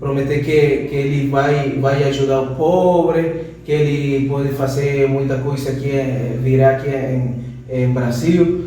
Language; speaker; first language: Portuguese; non-native, fluent; Spanish